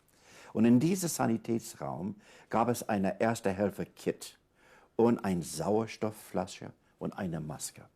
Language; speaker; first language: German; non-native, fluent; English